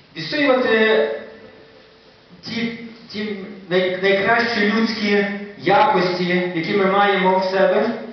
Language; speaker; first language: Ukrainian; native; Ukrainian